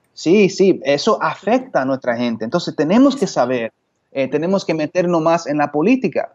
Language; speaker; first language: Spanish; early bilingual, heritage; Spanish